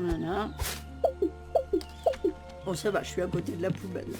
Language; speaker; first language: French; native; French